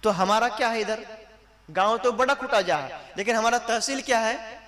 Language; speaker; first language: Hindi; non-native, local second language; Gujarati